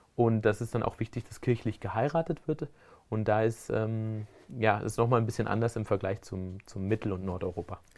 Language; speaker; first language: German; early bilingual, other home language; Spanish